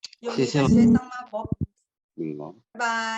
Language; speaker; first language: Chinese; non-native, fluent; Indonesian